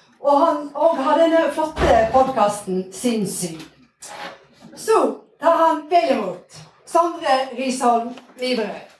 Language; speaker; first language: Norwegian; native; Norwegian